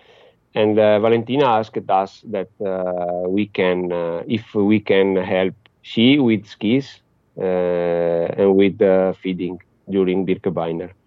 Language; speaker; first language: English; non-native, fluent; Italian